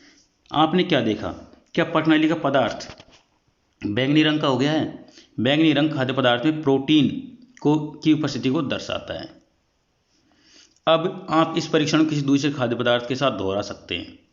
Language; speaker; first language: Hindi; native; Hindi